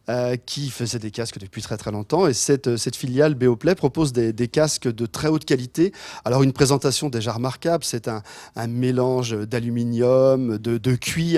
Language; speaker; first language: French; native; French